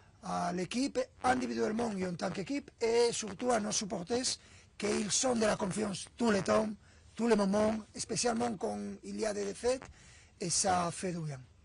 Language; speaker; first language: French; non-native, fluent; Spanish